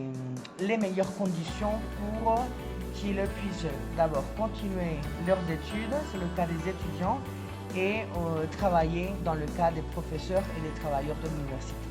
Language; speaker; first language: French; non-native, fluent; Spanish